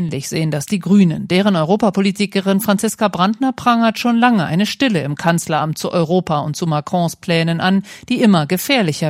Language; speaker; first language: German; native; German